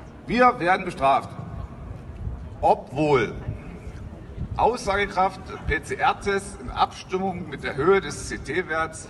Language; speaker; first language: German; native; German